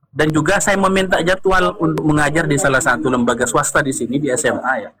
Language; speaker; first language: Indonesian; non-native, local second language; Madurese